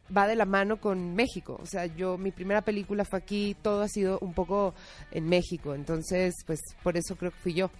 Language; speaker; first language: Spanish; native; Spanish